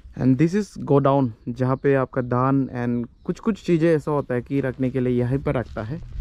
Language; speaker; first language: Hindi; non-native, local second language; Adi